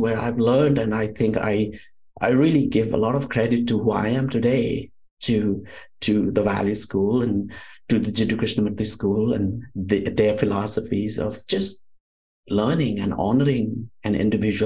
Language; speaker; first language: English; non-native, local second language; Nepali